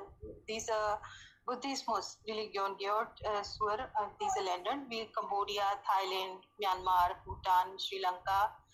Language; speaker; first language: German; non-native, learner; Hindi